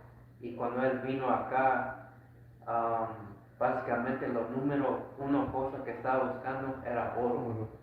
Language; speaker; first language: Spanish; early bilingual, heritage; Spanish